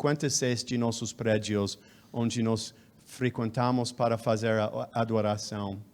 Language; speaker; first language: Portuguese; non-native, fluent; English